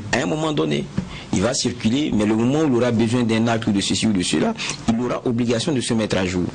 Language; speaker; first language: French; native; French